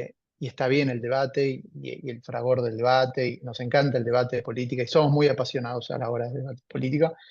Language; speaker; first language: Spanish; native; Spanish